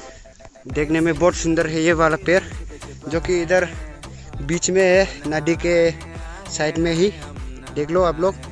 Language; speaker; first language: Hindi; non-native, local second language; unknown